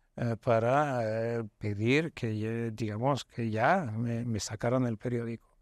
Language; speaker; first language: Spanish; non-native, fluent; Arabic